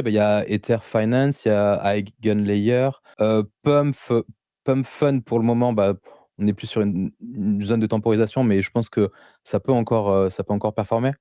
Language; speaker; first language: French; native; French